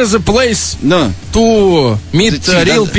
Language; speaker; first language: English; non-native, learner; Russian